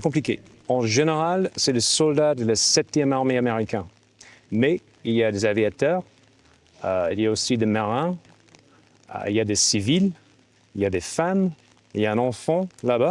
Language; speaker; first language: French; non-native, fluent; English